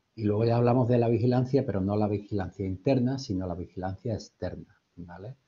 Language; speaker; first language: Spanish; native; Spanish